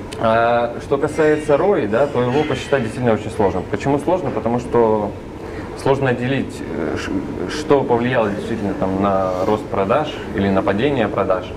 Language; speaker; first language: Russian; native; Russian